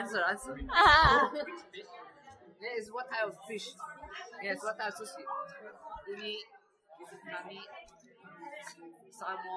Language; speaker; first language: English; non-native, fluent; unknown